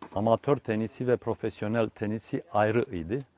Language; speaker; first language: Turkish; non-native, fluent; Romanian